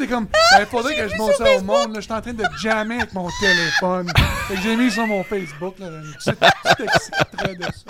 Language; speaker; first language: French; native; French